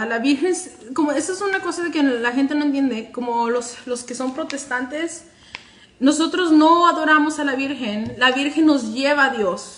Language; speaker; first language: Spanish; native; Spanish